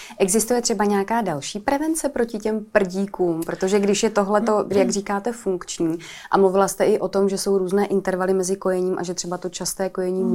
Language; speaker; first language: Czech; native; Czech